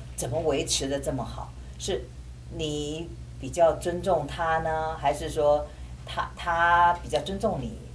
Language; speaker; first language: Chinese; native; Chinese